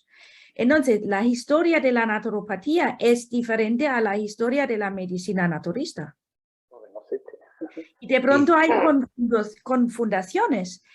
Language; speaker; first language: Spanish; non-native, fluent; German